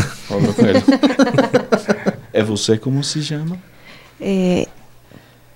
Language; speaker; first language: Portuguese; non-native, learner; Spanish